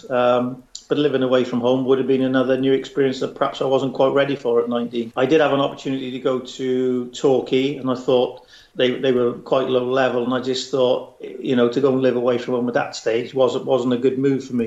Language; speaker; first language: English; native; English